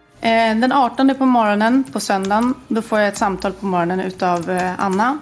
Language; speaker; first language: Swedish; native; Swedish